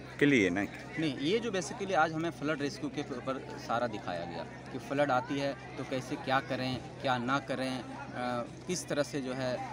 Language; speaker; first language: Hindi; native; Hindi